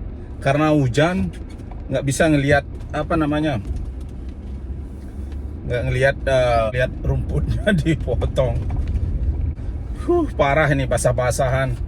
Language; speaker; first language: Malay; non-native, local second language; Balinese